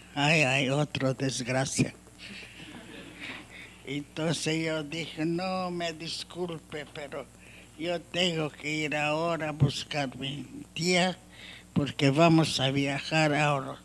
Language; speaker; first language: Spanish; non-native, learner; Hungarian